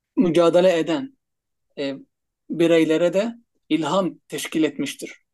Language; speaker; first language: Turkish; non-native, fluent; Arabic